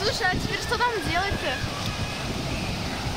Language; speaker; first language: Russian; native; Russian